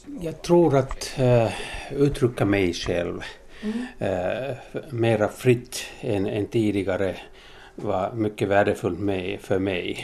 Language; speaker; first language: Swedish; non-native, local second language; Finnish